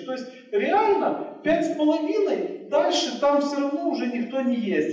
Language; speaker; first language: Russian; native; Russian